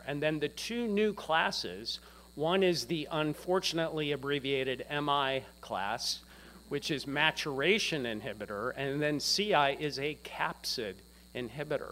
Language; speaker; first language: English; native; English